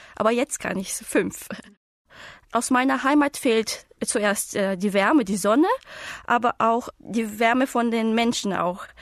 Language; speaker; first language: German; non-native, fluent; Portuguese